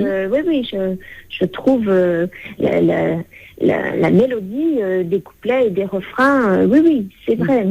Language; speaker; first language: French; native; French